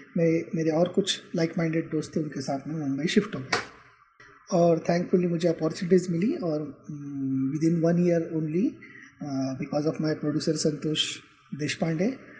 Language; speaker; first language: Hindi; non-native, local second language; Marathi